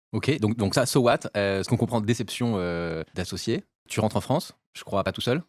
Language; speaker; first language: French; native; French